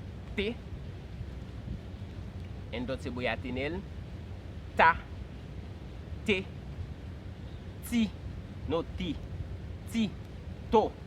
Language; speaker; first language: Spanish; non-native, fluent; Haitian Creole